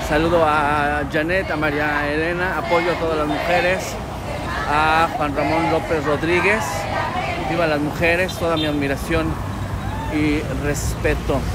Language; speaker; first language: Spanish; native; Spanish